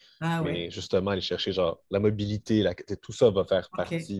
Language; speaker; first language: French; native; French